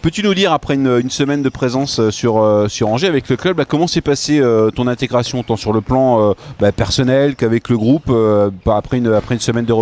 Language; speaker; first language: French; native; French